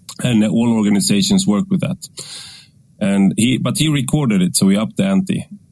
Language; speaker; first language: English; non-native, fluent; Swedish